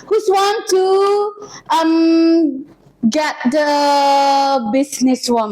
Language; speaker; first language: English; non-native, learner; Indonesian